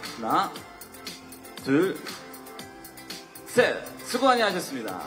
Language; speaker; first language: Korean; native; Korean